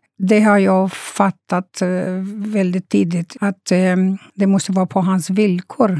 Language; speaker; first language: Swedish; non-native, fluent; Romanian